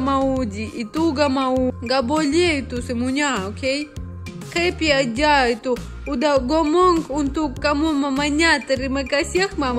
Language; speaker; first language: Indonesian; non-native, learner; Russian